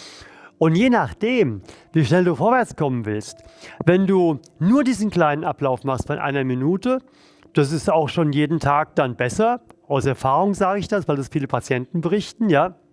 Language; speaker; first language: German; native; German